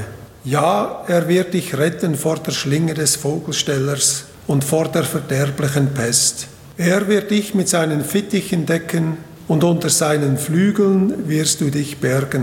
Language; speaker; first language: German; native; German